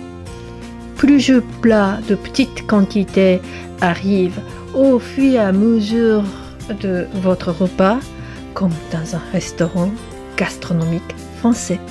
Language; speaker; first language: French; non-native, fluent; Japanese